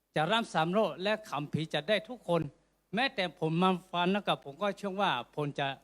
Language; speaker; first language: Thai; non-native, local second language; S'gaw Karen